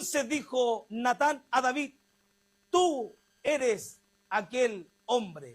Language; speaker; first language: Spanish; native; Spanish